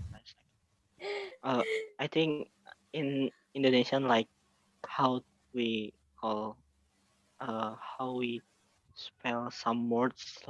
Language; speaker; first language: English; non-native, learner; Indonesian